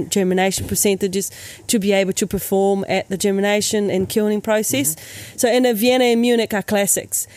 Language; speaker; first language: English; native; English